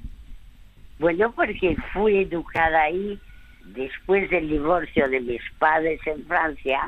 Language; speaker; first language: Spanish; early bilingual, other home language; French